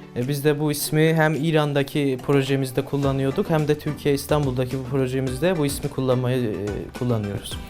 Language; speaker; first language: Turkish; non-native, fluent; Persian